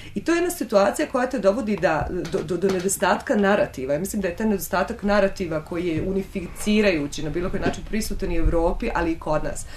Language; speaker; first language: Bosnian; native; Bosnian